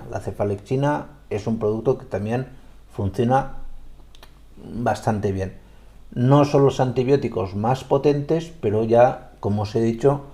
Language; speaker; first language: Spanish; native; Spanish